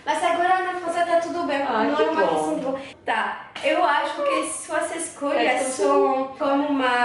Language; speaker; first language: Portuguese; non-native, learner; French